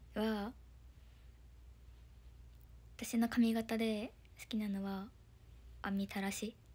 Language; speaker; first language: Japanese; native; Japanese